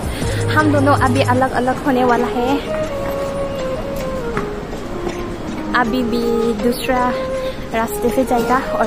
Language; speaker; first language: Hindi; non-native, local second language; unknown